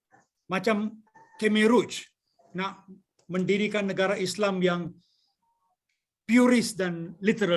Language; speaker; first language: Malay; non-native, local second language; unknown